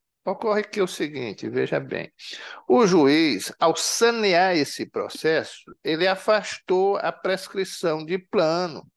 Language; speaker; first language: Portuguese; native; Portuguese